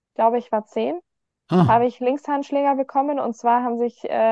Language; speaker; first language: German; native; German